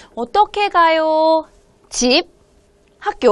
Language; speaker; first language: Korean; non-native, fluent; Hmong